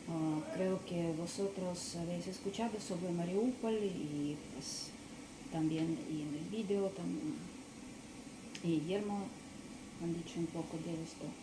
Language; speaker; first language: Spanish; non-native, learner; Russian